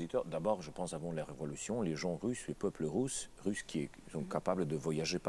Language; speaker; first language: French; non-native, fluent; Russian